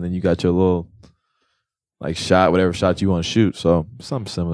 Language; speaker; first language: English; native; English